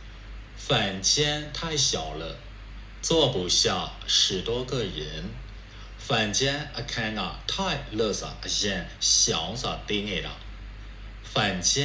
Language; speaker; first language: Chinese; non-native, fluent; Burmese